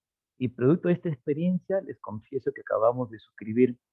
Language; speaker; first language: Spanish; native; Spanish